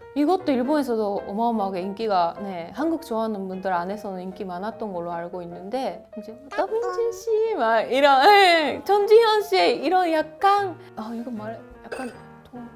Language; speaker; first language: Korean; non-native, fluent; Japanese